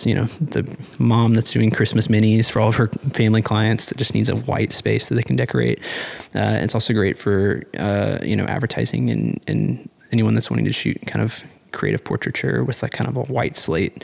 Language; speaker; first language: English; native; English